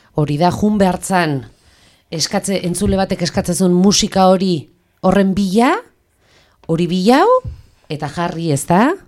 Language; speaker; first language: Basque; native; Basque